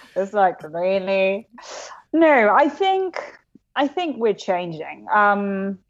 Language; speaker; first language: English; non-native, fluent; German